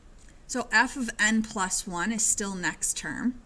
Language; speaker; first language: English; native; English